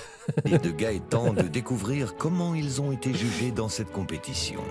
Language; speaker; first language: French; native; French